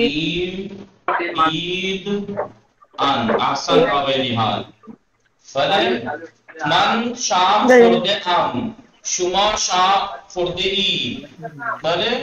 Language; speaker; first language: Persian; non-native, fluent; Urdu